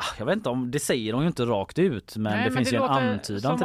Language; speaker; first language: Swedish; native; Swedish